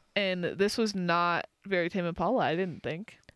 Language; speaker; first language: English; native; English